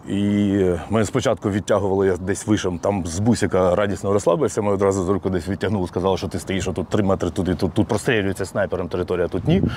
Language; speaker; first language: Ukrainian; non-native, local second language; Russian